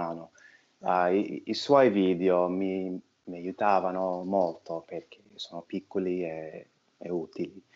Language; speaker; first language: Italian; non-native, fluent; English